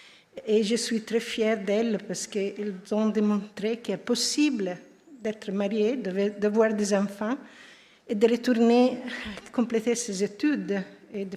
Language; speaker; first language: French; non-native, fluent; Italian